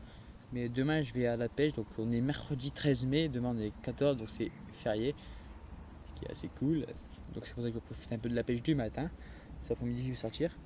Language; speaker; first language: French; native; French